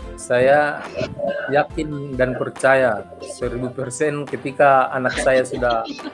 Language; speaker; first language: Indonesian; non-native, local second language; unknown